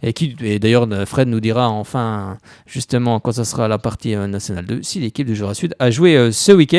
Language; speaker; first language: French; native; French